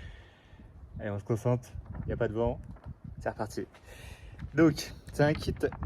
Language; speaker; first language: French; native; French